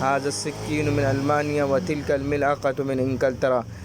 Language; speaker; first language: Arabic; non-native, fluent; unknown